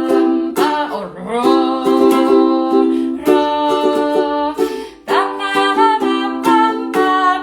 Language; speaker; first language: English; non-native, fluent; Italian